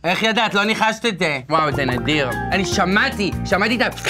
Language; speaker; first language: Hebrew; native; Hebrew